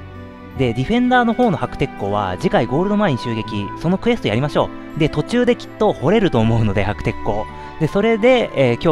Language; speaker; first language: Japanese; native; Japanese